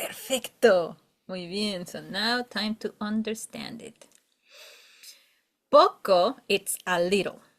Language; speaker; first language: English; non-native, learner; Spanish